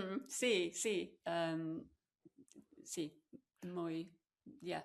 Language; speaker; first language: Spanish; non-native, fluent; English